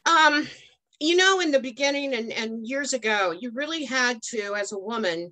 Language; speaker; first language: English; native; English